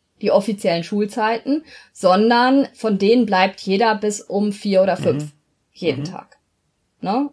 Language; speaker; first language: German; native; German